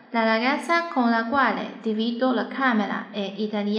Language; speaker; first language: Italian; non-native, learner; Chinese